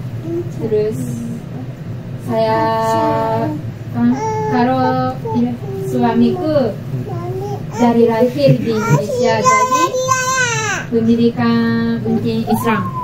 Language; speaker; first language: Indonesian; non-native, learner; Japanese